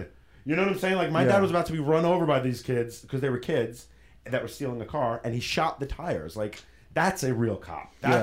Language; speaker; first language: English; native; English